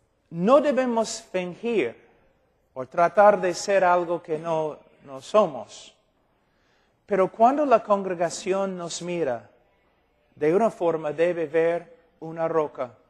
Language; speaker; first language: Spanish; non-native, fluent; English